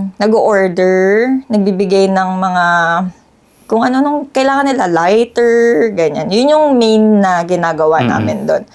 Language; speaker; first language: Filipino; native; Filipino